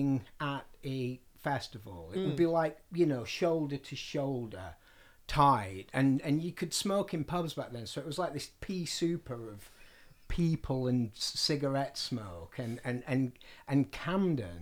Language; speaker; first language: English; native; English